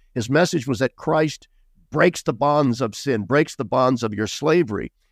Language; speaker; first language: English; native; English